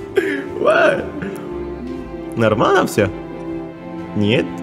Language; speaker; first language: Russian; non-native, learner; Indonesian